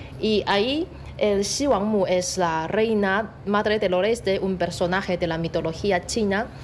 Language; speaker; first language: Spanish; non-native, fluent; Chinese